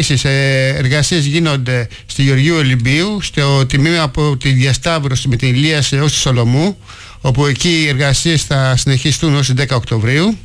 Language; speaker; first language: Greek; native; Greek